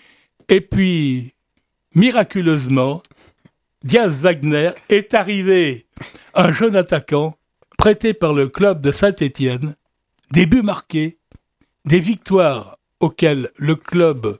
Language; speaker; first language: French; native; French